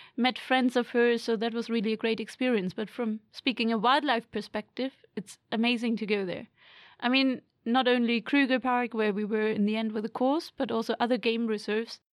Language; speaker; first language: English; non-native, fluent; German